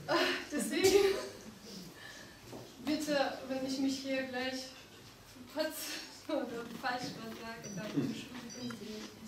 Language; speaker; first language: German; non-native, fluent; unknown